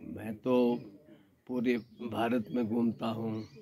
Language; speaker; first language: Hindi; native; Hindi